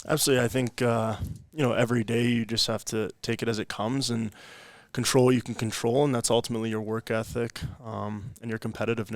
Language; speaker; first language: English; native; English